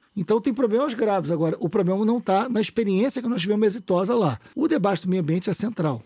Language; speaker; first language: Portuguese; native; Portuguese